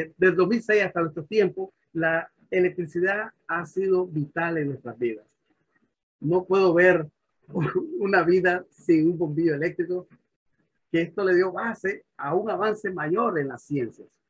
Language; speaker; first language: Spanish; native; Spanish